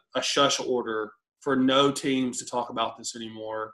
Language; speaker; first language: English; native; English